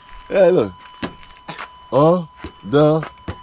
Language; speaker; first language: French; non-native, learner; English